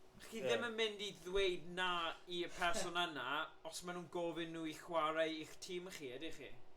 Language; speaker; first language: Welsh; native; Welsh